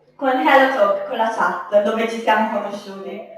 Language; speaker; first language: Italian; native; Italian